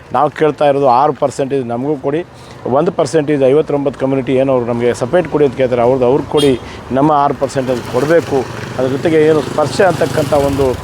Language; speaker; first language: Kannada; non-native, local second language; Lambadi